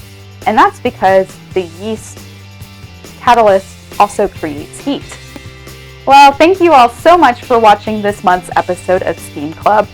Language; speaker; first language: English; native; English